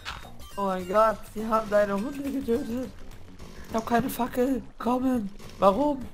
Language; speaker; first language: German; native; German